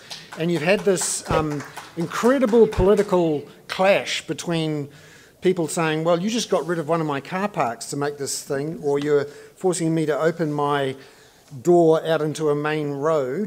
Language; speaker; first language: English; native; English